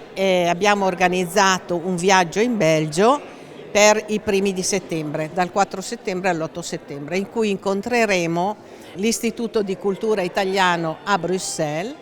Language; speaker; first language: Italian; native; Italian